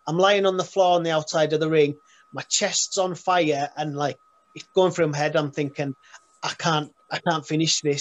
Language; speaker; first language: English; native; English